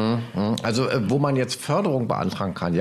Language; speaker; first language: German; native; German